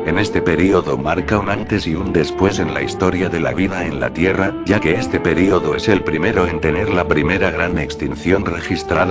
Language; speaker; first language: Spanish; native; Spanish